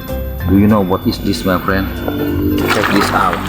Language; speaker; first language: English; non-native, learner; Indonesian